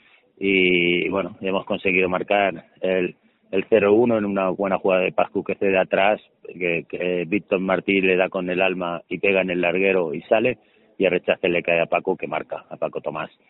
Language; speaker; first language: Spanish; native; Spanish